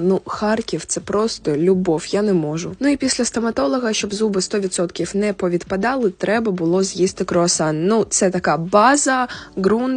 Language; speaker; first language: Ukrainian; native; Ukrainian